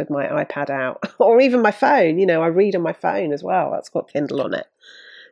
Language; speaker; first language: English; native; English